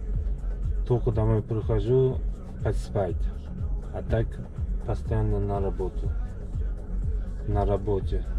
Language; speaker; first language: Russian; non-native, learner; Uzbek